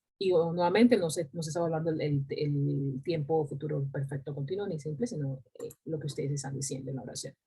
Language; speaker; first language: Spanish; non-native, local second language; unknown